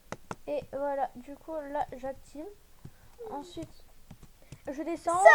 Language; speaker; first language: French; native; French